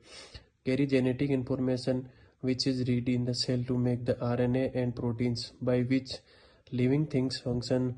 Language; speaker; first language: English; non-native, learner; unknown